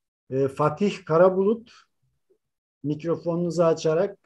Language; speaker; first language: Turkish; native; Turkish